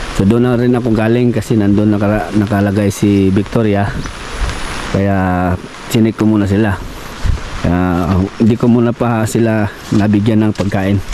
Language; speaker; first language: Filipino; non-native, local second language; Cebuano